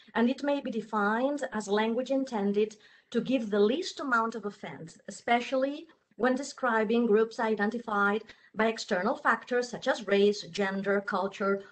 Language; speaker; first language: English; non-native, fluent; Catalan